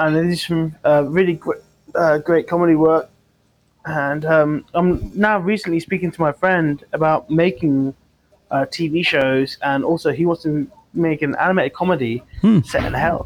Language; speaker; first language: English; native; English